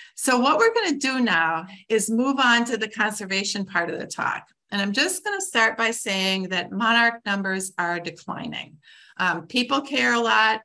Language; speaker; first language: English; native; English